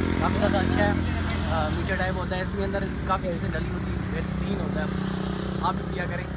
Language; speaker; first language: Urdu; non-native, local second language; Sindhi